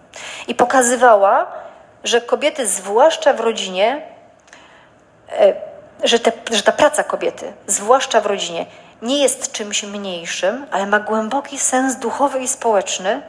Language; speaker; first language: Polish; native; Polish